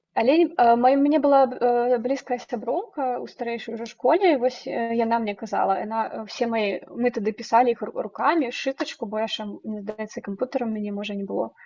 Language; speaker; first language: Belarusian; non-native, local second language; Russian